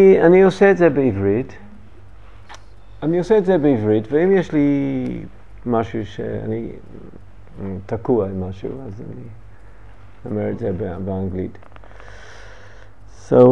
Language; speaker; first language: Hebrew; non-native, learner; English